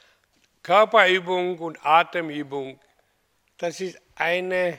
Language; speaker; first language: German; non-native, learner; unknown